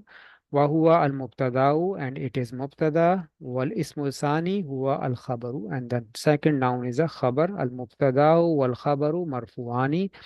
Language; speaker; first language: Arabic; non-native, fluent; Urdu